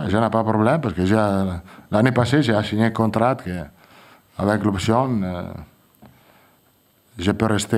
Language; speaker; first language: French; non-native, fluent; Italian